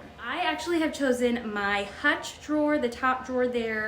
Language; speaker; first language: English; native; English